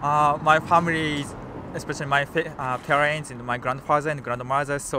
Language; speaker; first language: English; non-native, fluent; Japanese